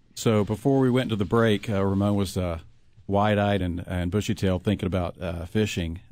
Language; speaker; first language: English; native; English